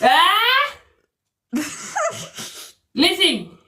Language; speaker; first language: English; non-native, learner; Oromo